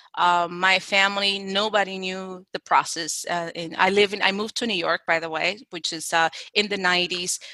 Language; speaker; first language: English; non-native, fluent; Spanish